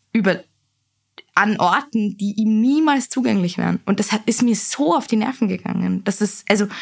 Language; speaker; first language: German; native; German